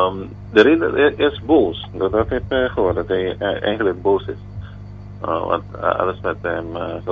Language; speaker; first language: Dutch; non-native, local second language; Papiamento